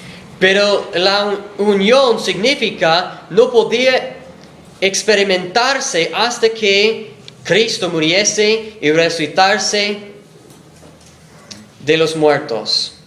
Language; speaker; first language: Spanish; non-native, fluent; English